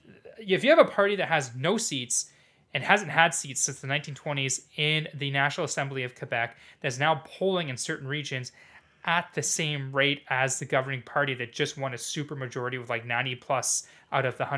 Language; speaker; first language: English; native; English